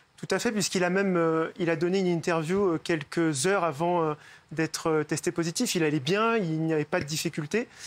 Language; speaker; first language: French; native; French